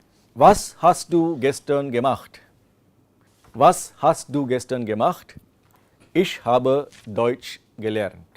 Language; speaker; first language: German; non-native, fluent; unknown